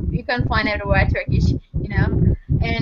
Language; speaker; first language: English; non-native, learner; Turkish